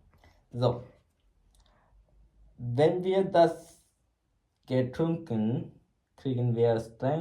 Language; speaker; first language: German; non-native, learner; Malayalam